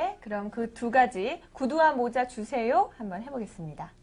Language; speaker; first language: Korean; native; Korean